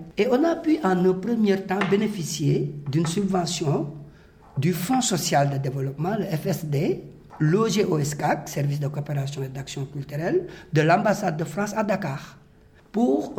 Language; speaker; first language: French; non-native, local second language; Wolof